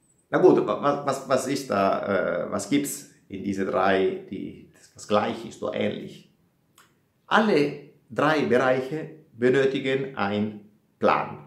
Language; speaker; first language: German; non-native, fluent; Italian